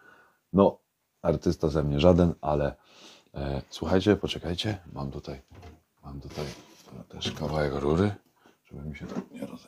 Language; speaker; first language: Polish; native; Polish